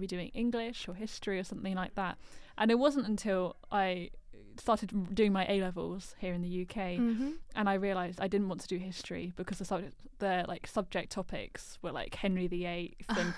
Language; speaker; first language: English; native; English